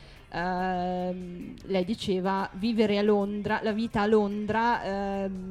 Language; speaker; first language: Italian; native; Italian